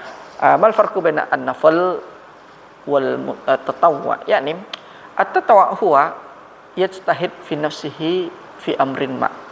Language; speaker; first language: Arabic; non-native, fluent; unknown